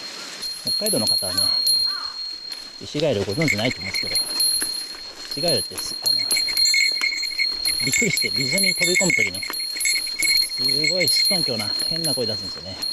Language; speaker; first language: Japanese; native; Japanese